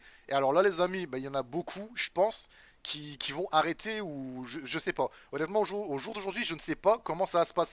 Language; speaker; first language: French; native; French